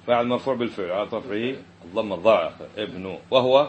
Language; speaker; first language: Arabic; native; Arabic